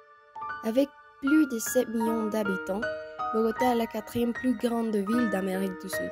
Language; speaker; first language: French; non-native, learner; Spanish